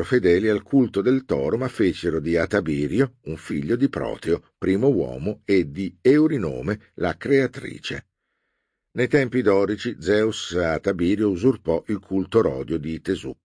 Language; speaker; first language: Italian; native; Italian